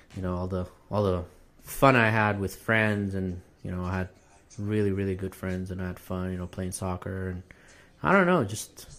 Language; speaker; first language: English; non-native, fluent; Arabic